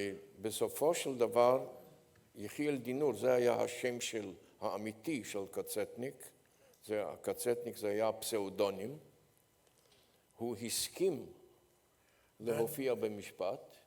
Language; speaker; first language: Hebrew; non-native, fluent; Polish